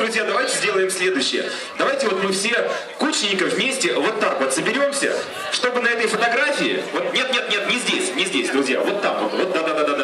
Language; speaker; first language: Russian; native; Russian